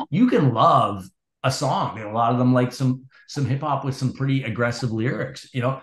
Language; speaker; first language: English; native; English